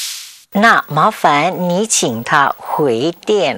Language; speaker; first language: Chinese; non-native, fluent; Thai